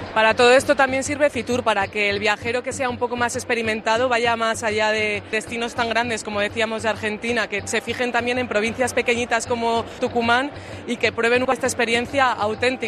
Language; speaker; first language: Spanish; native; Spanish